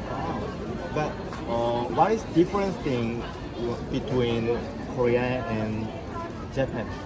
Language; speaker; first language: English; non-native, learner; Korean